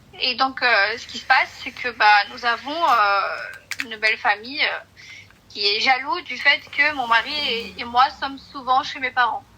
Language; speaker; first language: French; early bilingual, other home language; Portuguese